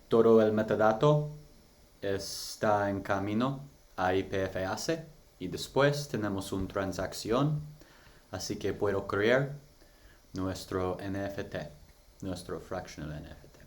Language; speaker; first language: Spanish; non-native, learner; English